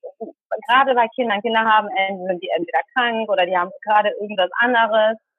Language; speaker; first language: German; early bilingual, other home language; Tamil